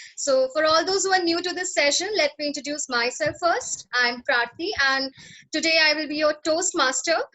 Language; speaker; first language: English; non-native, local second language; Hindi